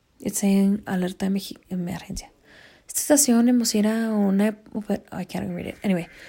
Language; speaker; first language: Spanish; early bilingual, heritage; Spanish